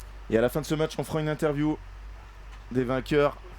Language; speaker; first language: French; native; French